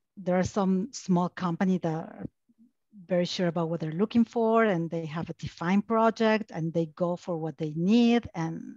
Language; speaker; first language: English; non-native, fluent; Spanish